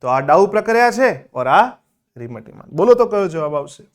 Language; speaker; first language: Hindi; non-native, local second language; Gujarati